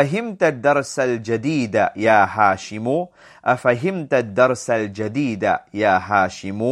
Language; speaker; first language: Arabic; non-native, fluent; English